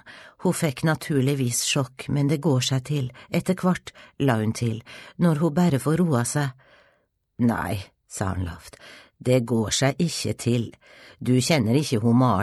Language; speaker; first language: Norwegian; native; Norwegian